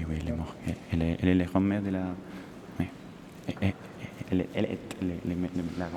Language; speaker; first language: French; non-native, learner; Spanish